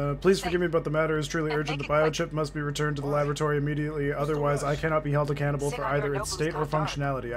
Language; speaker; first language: English; native; English